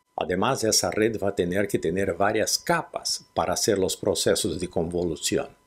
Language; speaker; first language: Spanish; non-native, fluent; Portuguese